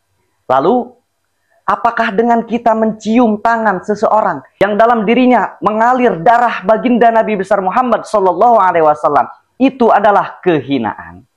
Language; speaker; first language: Indonesian; native; Indonesian